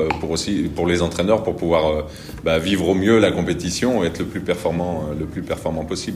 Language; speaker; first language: French; native; French